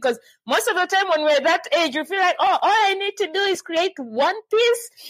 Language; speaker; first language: English; non-native, local second language; Swahili